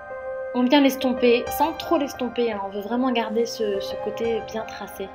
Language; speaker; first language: French; native; French